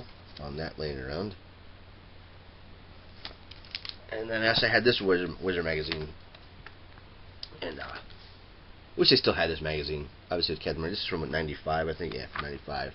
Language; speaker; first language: English; native; English